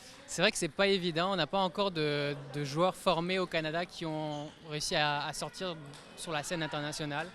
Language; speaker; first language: French; native; French